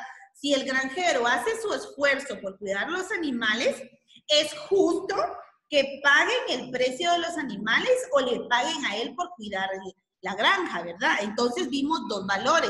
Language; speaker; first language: Spanish; native; Spanish